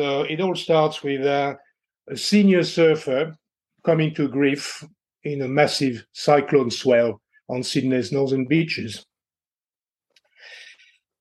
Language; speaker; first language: English; non-native, fluent; French